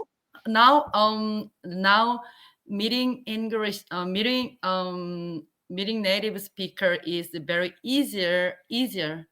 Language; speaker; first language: English; non-native, learner; Korean